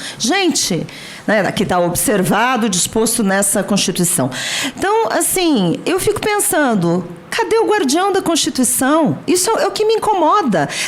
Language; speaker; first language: Portuguese; native; Portuguese